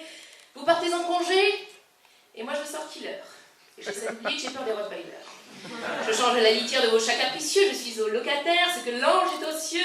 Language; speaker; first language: French; native; French